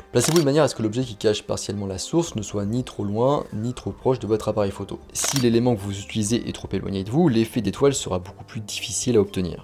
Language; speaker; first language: French; native; French